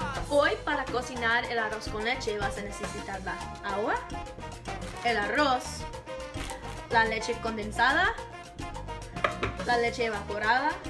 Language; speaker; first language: Spanish; non-native, learner; English